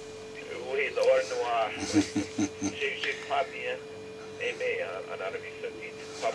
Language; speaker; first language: French; non-native, fluent; English